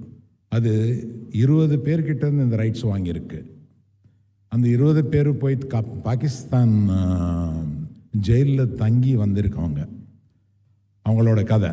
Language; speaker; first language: Tamil; non-native, local second language; Telugu